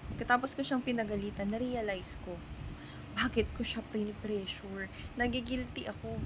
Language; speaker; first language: Filipino; non-native, local second language; Iloko